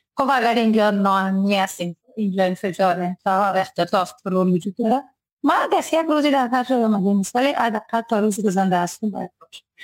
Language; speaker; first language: Persian; native; Persian